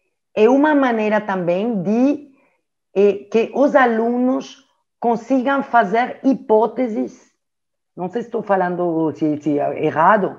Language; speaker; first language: Portuguese; non-native, learner; French